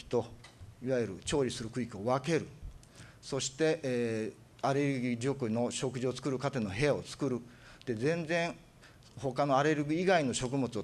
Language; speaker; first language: Japanese; native; Japanese